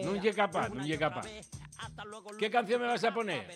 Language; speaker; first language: Spanish; native; Spanish